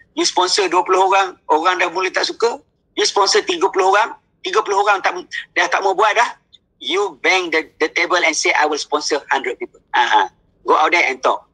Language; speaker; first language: Malay; native; Malay